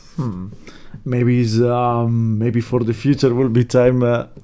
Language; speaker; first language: English; non-native, fluent; Italian